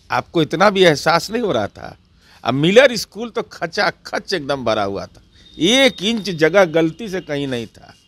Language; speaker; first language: Hindi; native; Hindi